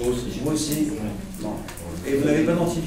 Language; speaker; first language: French; native; French